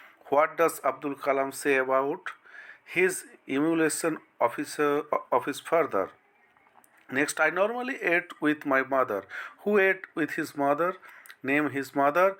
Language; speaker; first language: English; non-native, local second language; Bangla